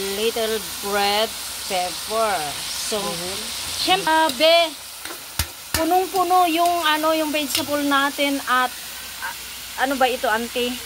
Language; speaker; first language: Filipino; non-native, local second language; Iloko